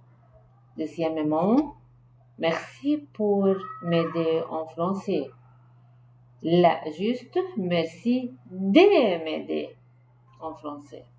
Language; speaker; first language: French; non-native, learner; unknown